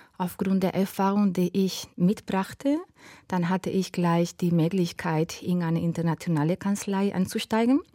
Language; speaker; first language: German; non-native, fluent; Spanish